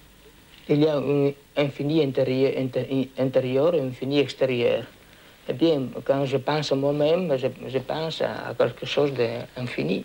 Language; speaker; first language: French; non-native, fluent; Italian